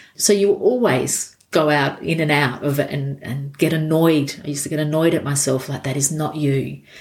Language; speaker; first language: English; native; English